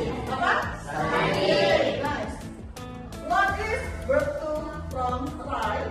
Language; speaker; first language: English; non-native, fluent; Indonesian